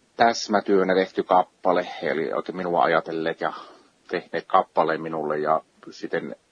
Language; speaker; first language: Finnish; native; Finnish